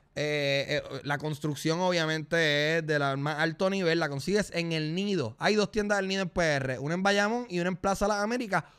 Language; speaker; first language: Spanish; native; Spanish